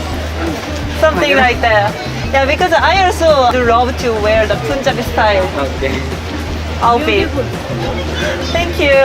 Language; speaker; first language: English; non-native, learner; Korean